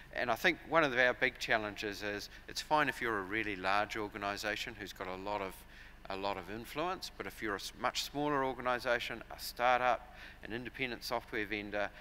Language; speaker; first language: English; native; English